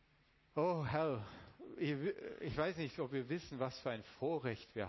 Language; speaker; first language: German; non-native, fluent; Romanian